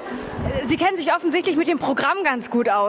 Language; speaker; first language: German; native; German